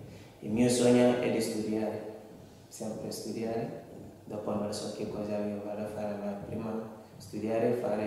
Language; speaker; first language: Italian; non-native, learner; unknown